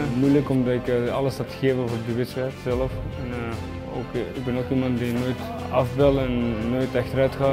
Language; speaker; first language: Dutch; non-native, fluent; Armenian